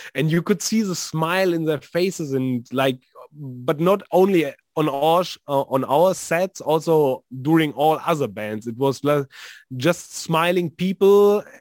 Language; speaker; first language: English; non-native, fluent; German